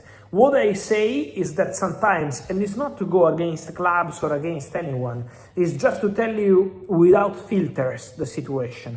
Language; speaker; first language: English; non-native, fluent; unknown